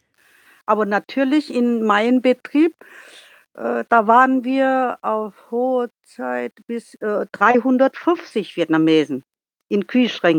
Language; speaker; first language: German; non-native, learner; Vietnamese